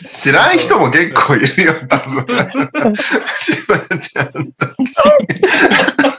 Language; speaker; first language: Japanese; early bilingual, heritage; Japanese